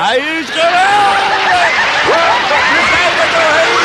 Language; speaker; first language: Dutch; native; Dutch